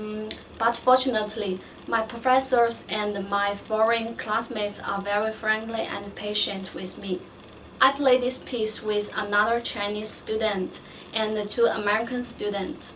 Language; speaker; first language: English; non-native, learner; Chinese